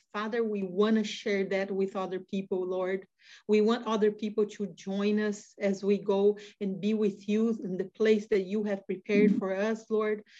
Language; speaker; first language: English; non-native, fluent; Portuguese